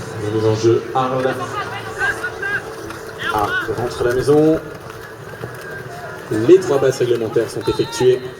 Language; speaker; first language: French; native; French